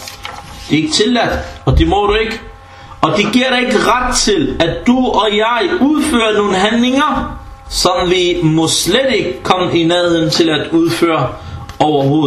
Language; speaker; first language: Danish; early bilingual, other home language; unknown